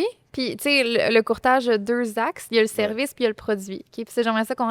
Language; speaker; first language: French; native; French